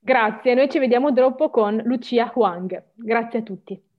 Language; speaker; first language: Italian; native; Italian